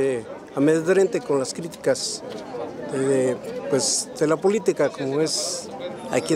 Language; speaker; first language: Spanish; native; Spanish